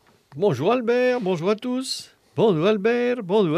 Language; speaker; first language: French; native; French